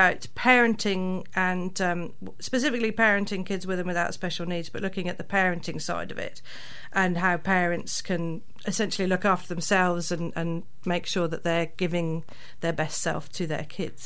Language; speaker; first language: English; native; English